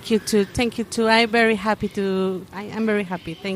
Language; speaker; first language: English; non-native, learner; Spanish